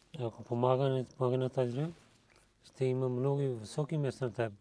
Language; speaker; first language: Bulgarian; non-native, learner; Urdu